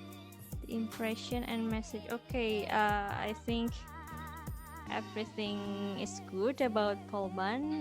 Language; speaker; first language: English; non-native, fluent; Indonesian